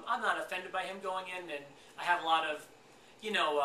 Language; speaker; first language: English; native; English